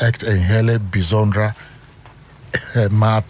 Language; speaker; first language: Dutch; non-native, learner; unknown